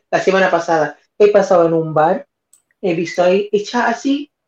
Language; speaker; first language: Spanish; non-native, fluent; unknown